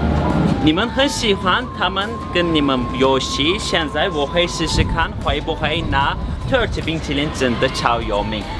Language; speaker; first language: Chinese; non-native, learner; Turkish